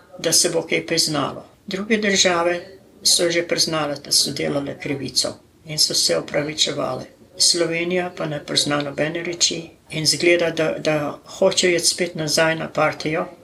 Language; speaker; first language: Slovenian; native; Slovenian